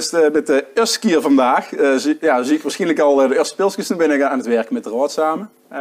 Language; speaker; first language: Dutch; native; Dutch